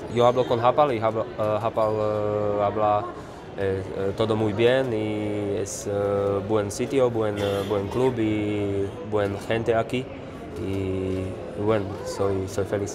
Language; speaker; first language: Spanish; non-native, learner; Slovak